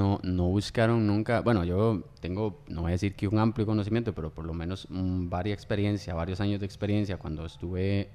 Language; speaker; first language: Spanish; native; Spanish